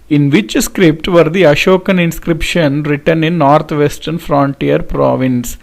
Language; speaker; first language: English; non-native, local second language; Telugu